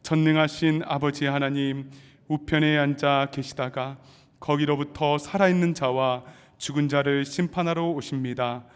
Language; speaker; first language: Korean; native; Korean